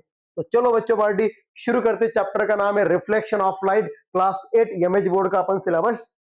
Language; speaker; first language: Hindi; non-native, local second language; Marathi